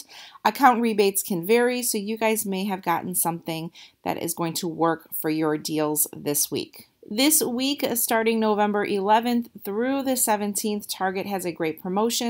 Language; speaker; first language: English; native; English